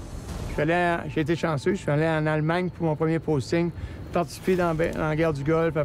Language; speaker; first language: French; native; French